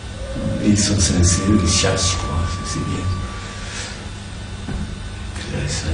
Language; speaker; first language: French; non-native, learner; Japanese